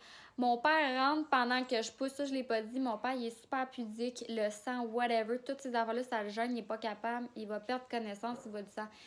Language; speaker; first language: French; native; French